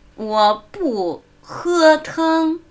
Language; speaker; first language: Chinese; non-native, fluent; German